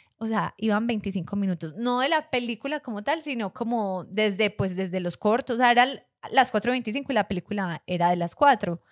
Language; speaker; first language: Spanish; native; Spanish